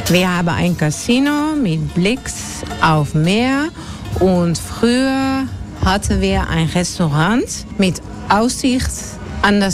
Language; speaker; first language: German; non-native, learner; Dutch